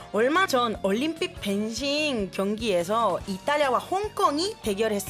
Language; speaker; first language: Korean; non-native, fluent; Spanish